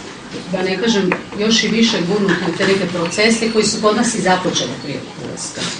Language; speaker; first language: Croatian; native; Croatian